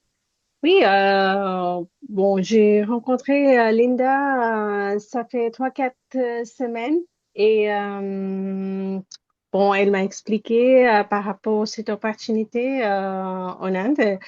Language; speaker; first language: French; non-native, learner; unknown